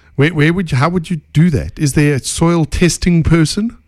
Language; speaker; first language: English; native; English